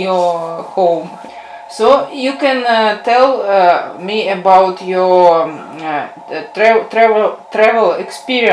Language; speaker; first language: English; non-native, learner; Russian